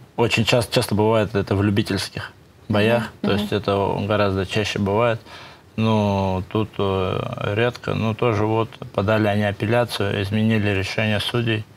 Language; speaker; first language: Russian; native; Russian